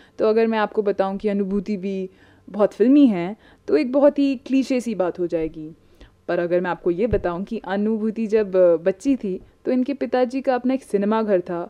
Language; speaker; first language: Hindi; native; Hindi